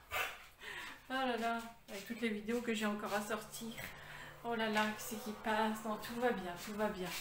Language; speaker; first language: French; native; French